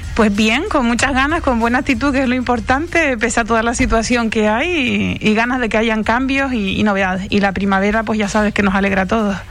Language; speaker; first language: Spanish; native; Spanish